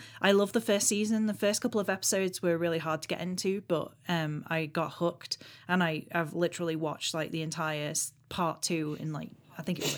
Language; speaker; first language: English; native; English